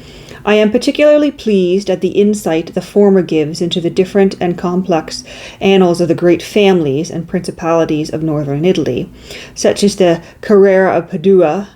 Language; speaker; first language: English; native; English